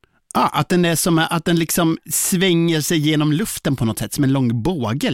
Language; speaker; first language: Swedish; native; Swedish